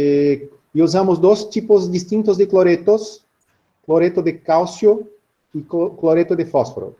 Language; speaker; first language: Spanish; non-native, learner; Portuguese